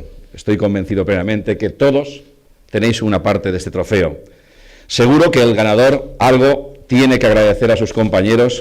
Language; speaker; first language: Spanish; native; Spanish